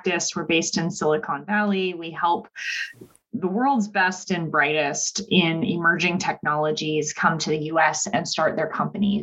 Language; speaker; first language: English; native; English